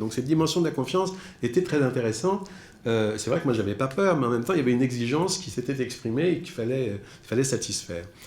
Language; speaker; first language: French; native; French